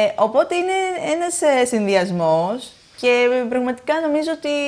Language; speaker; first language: Greek; native; Greek